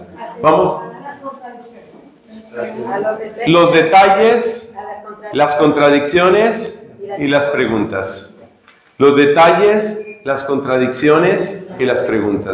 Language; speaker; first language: Spanish; native; Spanish